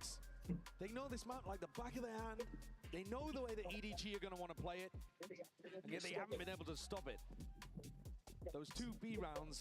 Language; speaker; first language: English; native; English